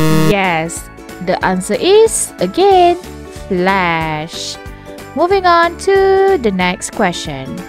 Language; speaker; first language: English; non-native, local second language; Malay